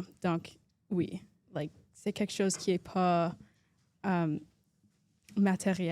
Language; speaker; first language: French; non-native, local second language; English